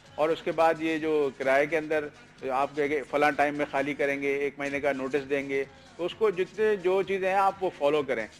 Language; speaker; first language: Urdu; native; Urdu